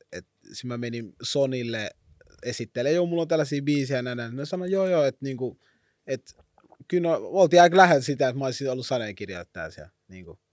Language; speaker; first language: Finnish; early bilingual, other home language; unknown